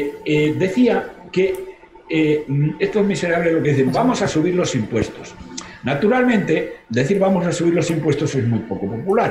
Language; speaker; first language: Spanish; native; Spanish